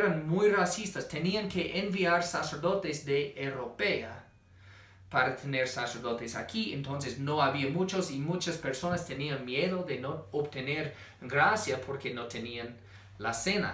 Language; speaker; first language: Spanish; non-native, fluent; English